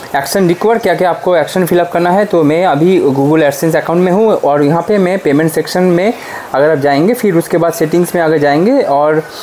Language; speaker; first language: Hindi; non-native, local second language; Bangla